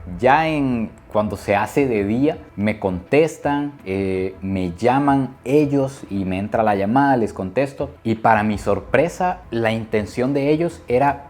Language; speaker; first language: Spanish; native; Spanish